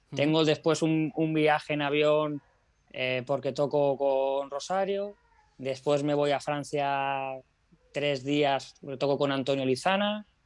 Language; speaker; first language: Spanish; native; Spanish